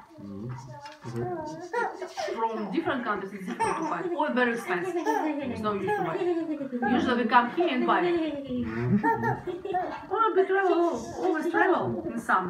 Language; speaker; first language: English; non-native, learner; Russian